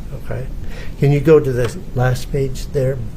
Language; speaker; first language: English; native; English